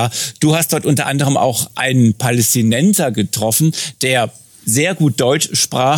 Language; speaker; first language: German; native; German